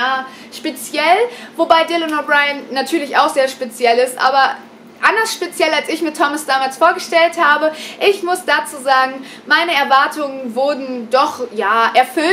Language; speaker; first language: German; native; German